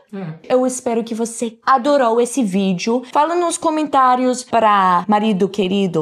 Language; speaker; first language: Portuguese; non-native, fluent; English